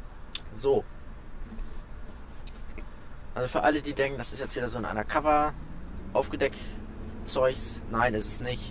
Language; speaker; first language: German; native; German